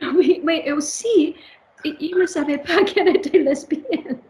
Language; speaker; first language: French; non-native, learner; English